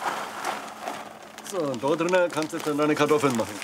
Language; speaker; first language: German; native; German